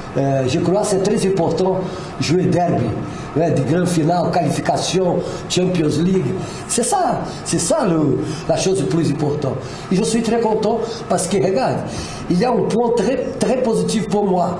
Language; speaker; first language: French; non-native, fluent; Portuguese